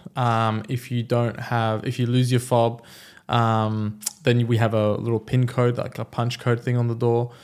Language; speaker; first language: English; early bilingual, other home language; Persian